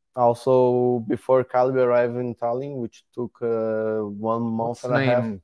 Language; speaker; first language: English; non-native, learner; Portuguese